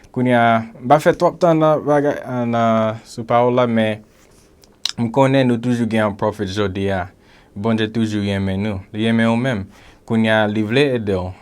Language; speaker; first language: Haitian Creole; non-native, learner; English